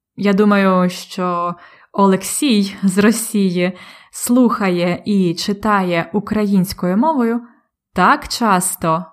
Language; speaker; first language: Ukrainian; native; Ukrainian